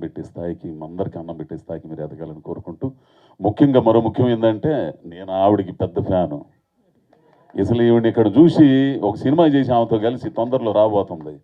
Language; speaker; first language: Telugu; native; Telugu